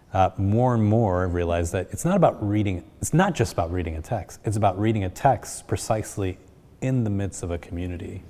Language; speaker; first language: English; early bilingual, other home language; Spanish